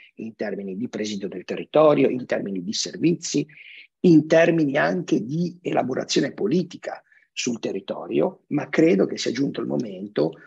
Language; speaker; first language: Italian; native; Italian